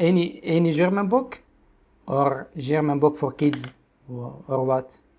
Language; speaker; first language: English; non-native, local second language; Arabic